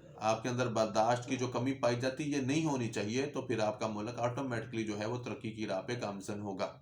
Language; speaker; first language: Urdu; non-native, local second language; Punjabi